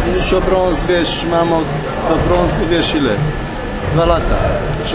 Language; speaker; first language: Polish; non-native, fluent; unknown